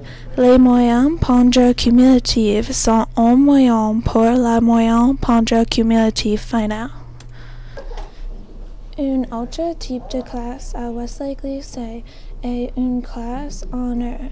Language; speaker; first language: French; non-native, learner; English